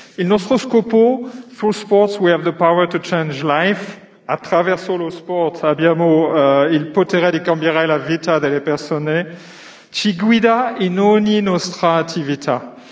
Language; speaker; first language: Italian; non-native, learner; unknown